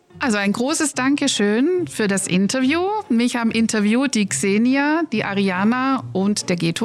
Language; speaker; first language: German; native; German